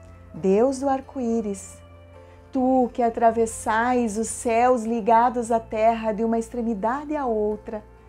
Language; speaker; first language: Portuguese; native; Portuguese